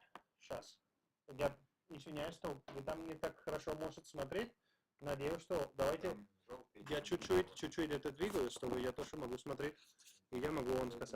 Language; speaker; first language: Russian; non-native, learner; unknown